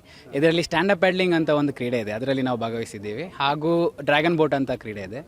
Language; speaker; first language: Kannada; native; Kannada